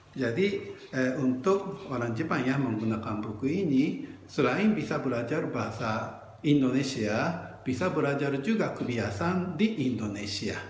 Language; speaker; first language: Indonesian; non-native, fluent; Japanese